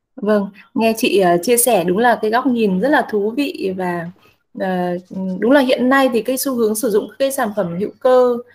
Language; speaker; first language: Vietnamese; native; Vietnamese